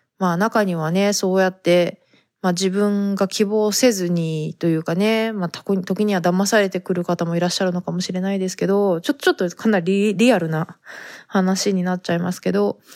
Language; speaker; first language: Japanese; native; Japanese